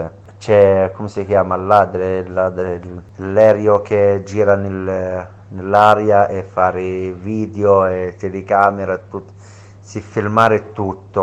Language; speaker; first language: Italian; non-native, learner; Arabic